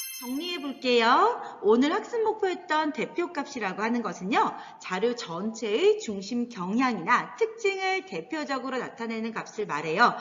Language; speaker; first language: Korean; native; Korean